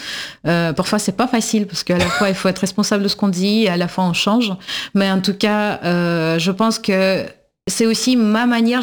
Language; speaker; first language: French; non-native, fluent; Russian